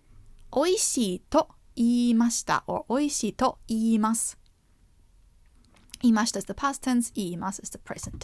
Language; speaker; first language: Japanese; non-native, fluent; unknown